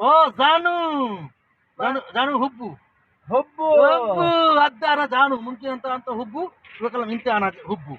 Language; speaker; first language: Arabic; non-native, learner; Bangla